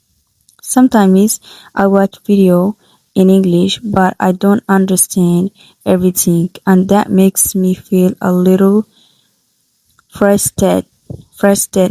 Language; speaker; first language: English; non-native, learner; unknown